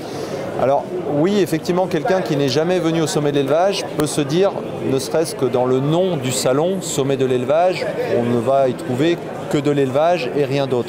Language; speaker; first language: French; native; French